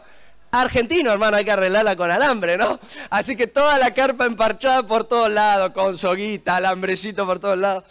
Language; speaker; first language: Spanish; native; Spanish